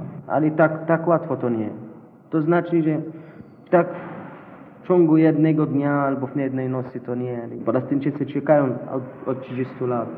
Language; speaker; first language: Polish; non-native, learner; Arabic